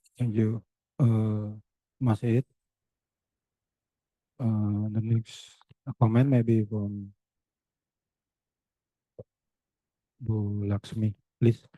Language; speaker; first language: English; non-native, learner; Indonesian